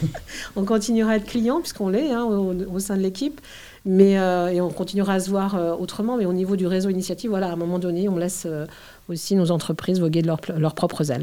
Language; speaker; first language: French; native; French